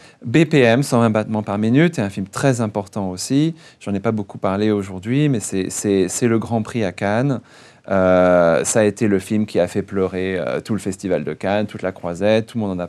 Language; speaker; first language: French; native; French